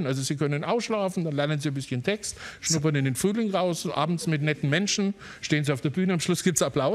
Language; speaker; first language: German; native; German